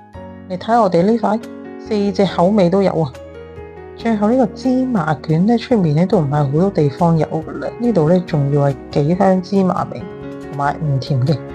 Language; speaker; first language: Chinese; native; Chinese